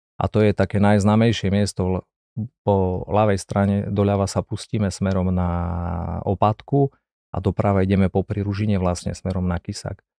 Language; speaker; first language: Slovak; native; Slovak